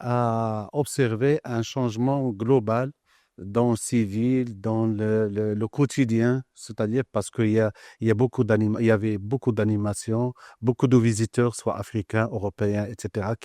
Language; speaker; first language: French; non-native, local second language; Arabic